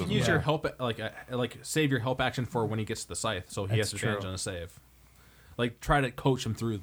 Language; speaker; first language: English; native; English